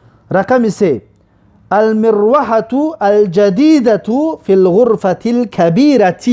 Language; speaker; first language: Arabic; non-native, fluent; Persian